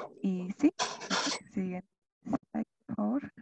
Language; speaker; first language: Spanish; non-native, fluent; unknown